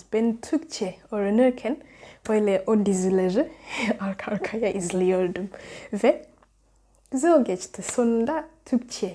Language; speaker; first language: Turkish; non-native, learner; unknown